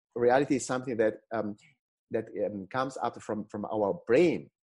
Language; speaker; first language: English; non-native, fluent; Italian